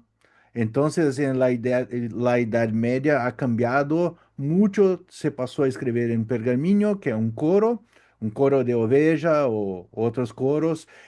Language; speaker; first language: Spanish; non-native, learner; Portuguese